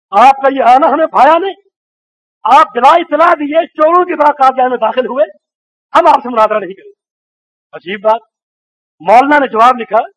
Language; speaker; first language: Urdu; native; Urdu